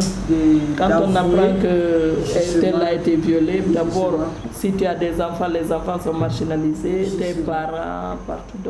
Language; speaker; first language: French; non-native, local second language; Fula